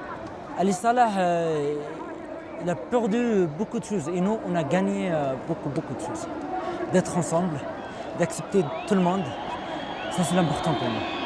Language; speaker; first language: French; non-native, fluent; Arabic